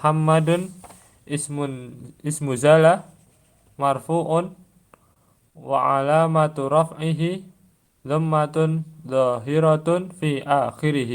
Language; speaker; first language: Arabic; non-native, learner; Indonesian